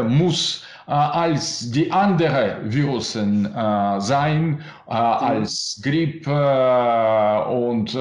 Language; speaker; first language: German; non-native, learner; Russian